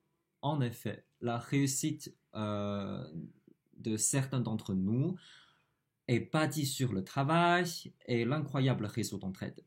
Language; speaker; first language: French; non-native, fluent; Chinese